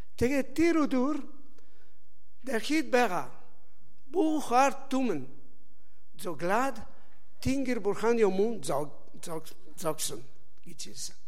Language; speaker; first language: Mongolian; non-native, learner; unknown